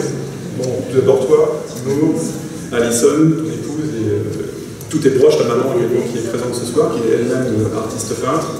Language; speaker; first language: French; native; French